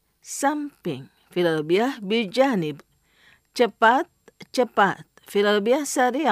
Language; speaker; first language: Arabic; non-native, fluent; Indonesian